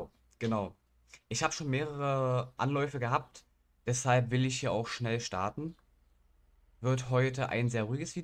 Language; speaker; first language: German; native; German